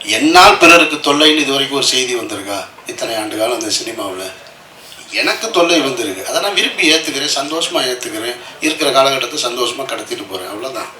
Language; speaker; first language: Tamil; native; Tamil